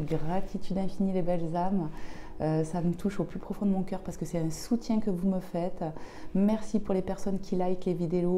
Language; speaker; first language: French; native; French